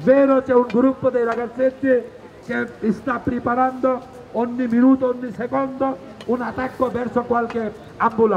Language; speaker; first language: Italian; non-native, fluent; Bangla